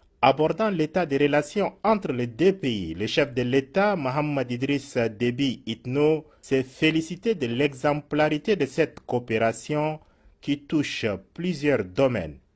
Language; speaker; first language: French; non-native, local second language; Arabic